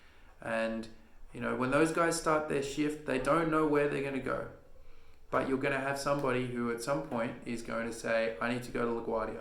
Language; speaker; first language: English; native; English